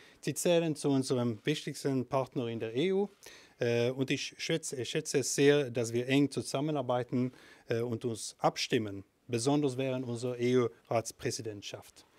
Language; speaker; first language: German; non-native, fluent; Swedish